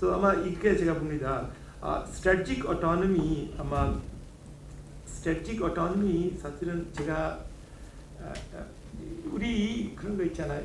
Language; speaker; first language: Korean; non-native, learner; Hindi